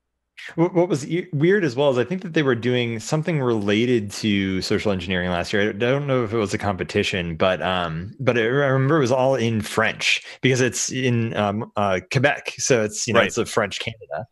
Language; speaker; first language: English; native; English